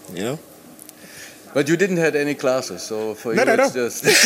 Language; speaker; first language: English; non-native, fluent; German